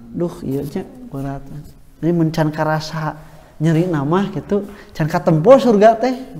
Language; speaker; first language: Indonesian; non-native, local second language; Sundanese